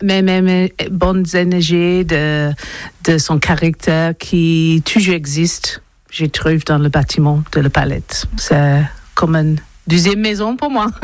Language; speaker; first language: French; non-native, learner; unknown